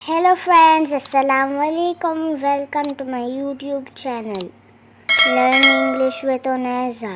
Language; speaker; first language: English; non-native, local second language; Urdu